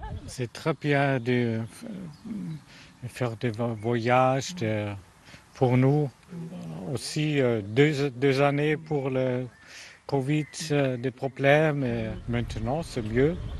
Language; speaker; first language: French; non-native, learner; German